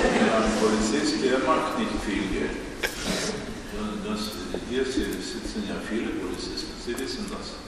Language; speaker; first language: German; non-native, learner; Swedish